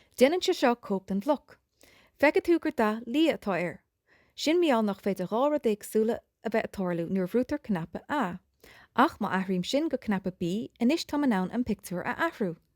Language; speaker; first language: Irish; native; Irish